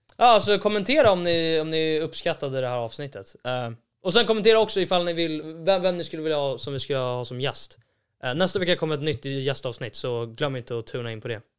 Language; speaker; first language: Swedish; native; Swedish